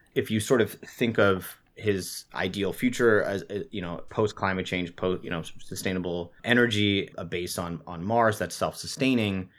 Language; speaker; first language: English; native; English